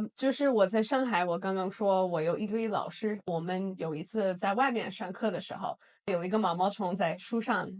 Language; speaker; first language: Chinese; non-native, fluent; English